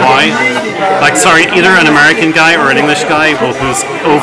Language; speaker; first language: English; native; English